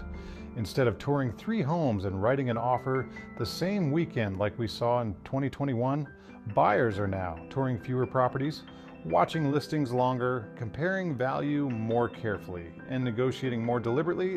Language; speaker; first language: English; native; English